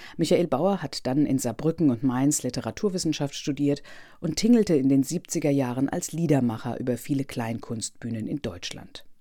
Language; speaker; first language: German; native; German